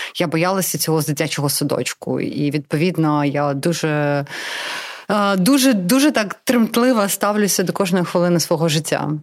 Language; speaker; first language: Ukrainian; non-native, local second language; Russian